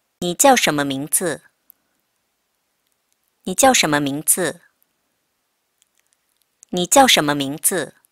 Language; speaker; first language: Chinese; non-native, fluent; Korean